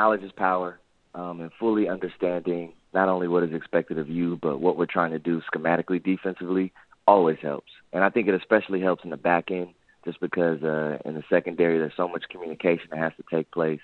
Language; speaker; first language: English; native; English